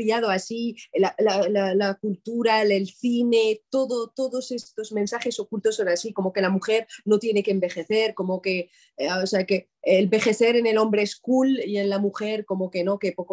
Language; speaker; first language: Spanish; non-native, fluent; Arabic